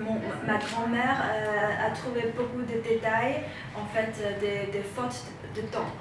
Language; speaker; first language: French; non-native, fluent; Chinese